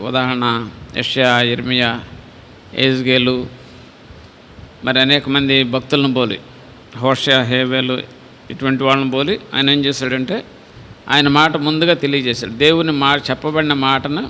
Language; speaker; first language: Telugu; native; Telugu